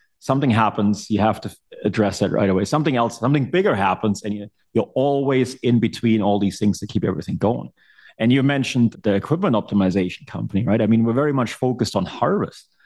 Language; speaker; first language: English; non-native, fluent; German